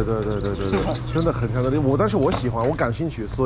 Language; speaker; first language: Chinese; non-native, fluent; English